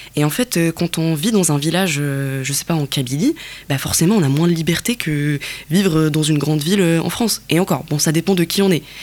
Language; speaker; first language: French; non-native, local second language; Kabyle